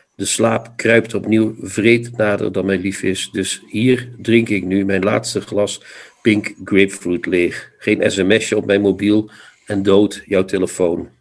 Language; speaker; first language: Dutch; non-native, local second language; Limburgish